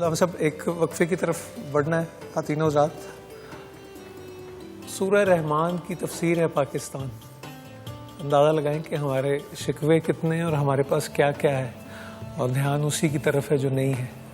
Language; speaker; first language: Urdu; native; Urdu